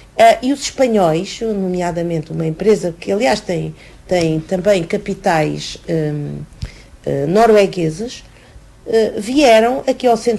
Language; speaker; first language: Portuguese; native; Portuguese